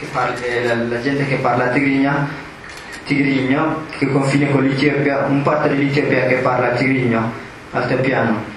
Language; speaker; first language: Italian; non-native, fluent; Tigrinya